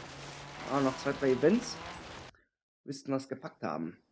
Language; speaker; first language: German; native; German